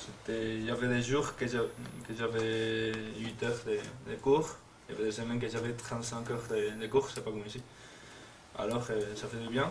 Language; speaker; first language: French; non-native, fluent; Spanish